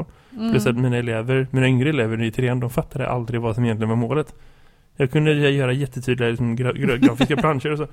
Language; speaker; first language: Swedish; native; Swedish